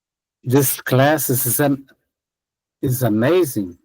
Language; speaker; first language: English; non-native, learner; Portuguese